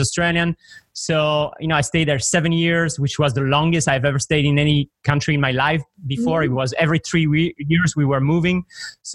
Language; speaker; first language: English; non-native, fluent; French